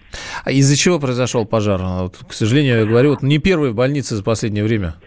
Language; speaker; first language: Russian; native; Russian